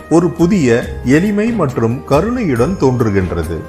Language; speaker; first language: Tamil; native; Tamil